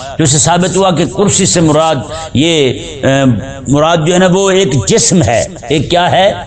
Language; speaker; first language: Urdu; non-native, local second language; Punjabi